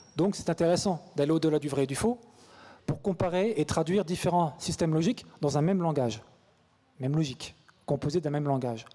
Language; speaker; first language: French; native; French